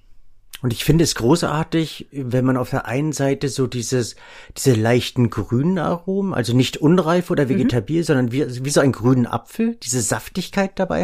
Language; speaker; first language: German; native; German